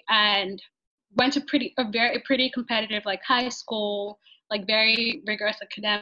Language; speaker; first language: English; non-native, local second language; Yoruba